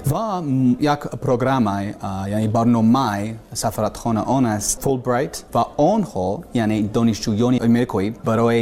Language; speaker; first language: Persian; non-native, learner; English